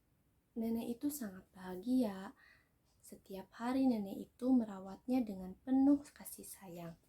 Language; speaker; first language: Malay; non-native, local second language; Sundanese